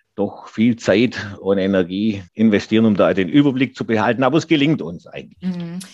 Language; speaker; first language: German; native; German